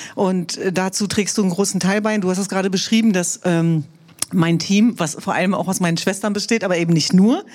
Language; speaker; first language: German; non-native, local second language; Kurdish